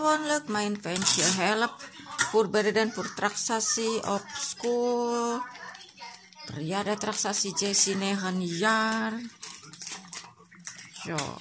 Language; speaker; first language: Dutch; non-native, learner; Indonesian